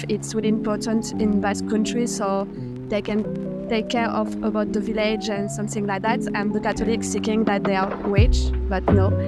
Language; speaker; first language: English; non-native, fluent; French